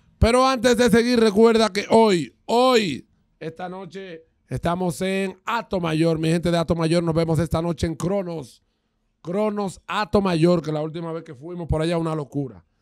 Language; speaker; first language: Spanish; native; Spanish